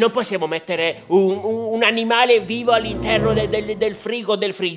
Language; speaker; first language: Italian; native; Italian